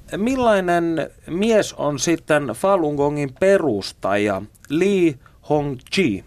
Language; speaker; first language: Finnish; native; Finnish